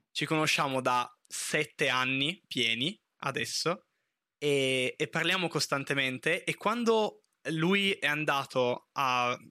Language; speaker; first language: Italian; native; Italian